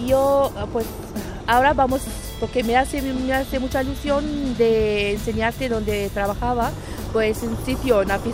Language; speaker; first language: Spanish; non-native, learner; Arabic